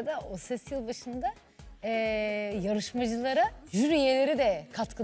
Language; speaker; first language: Turkish; native; Turkish